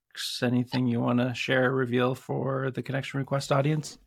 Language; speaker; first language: English; native; English